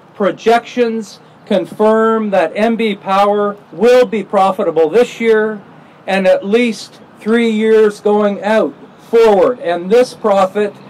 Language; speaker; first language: English; native; English